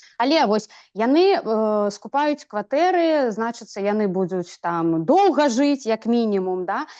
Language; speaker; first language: Belarusian; non-native, local second language; Russian